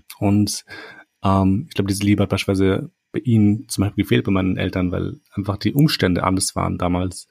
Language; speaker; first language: German; early bilingual, other home language; Albanian